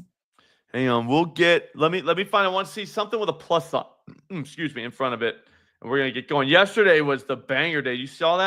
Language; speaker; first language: English; native; English